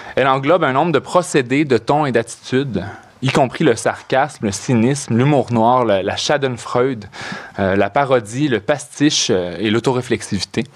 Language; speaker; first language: French; native; French